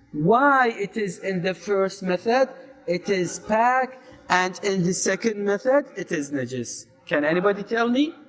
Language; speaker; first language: English; non-native, fluent; Arabic